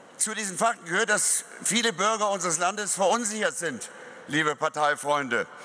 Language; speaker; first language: German; native; German